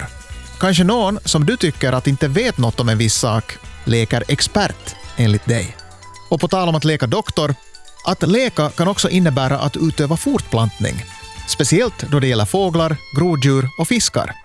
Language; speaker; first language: Swedish; native; Swedish